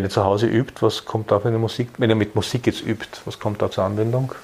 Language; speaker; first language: German; native; German